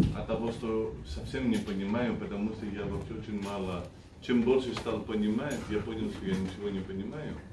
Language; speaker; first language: Russian; non-native, fluent; Greek